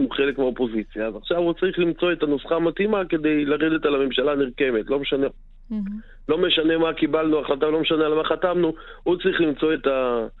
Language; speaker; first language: Hebrew; native; Hebrew